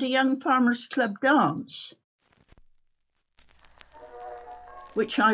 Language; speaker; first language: English; native; English